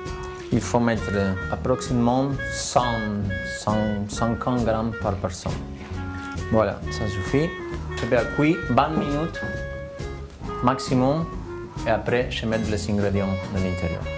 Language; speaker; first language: French; non-native, fluent; Spanish